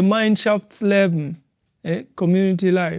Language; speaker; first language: German; non-native, learner; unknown